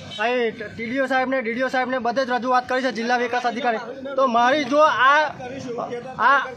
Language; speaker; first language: Gujarati; native; Gujarati